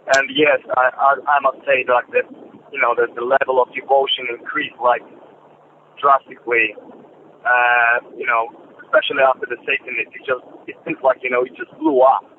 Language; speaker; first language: English; non-native, fluent; Polish